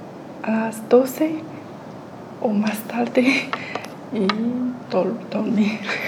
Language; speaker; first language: Spanish; non-native, learner; Chinese